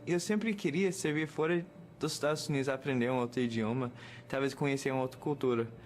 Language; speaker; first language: Portuguese; non-native, fluent; English